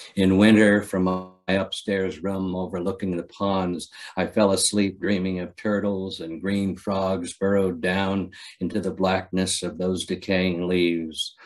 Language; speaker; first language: English; native; English